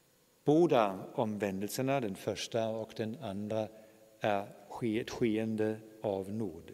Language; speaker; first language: Swedish; non-native, fluent; German